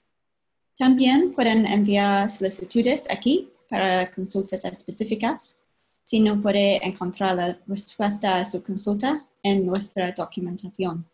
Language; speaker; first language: Spanish; non-native, fluent; English